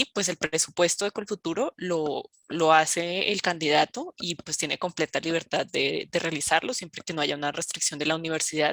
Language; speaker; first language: Spanish; native; Spanish